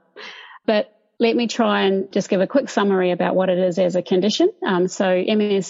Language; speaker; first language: English; native; English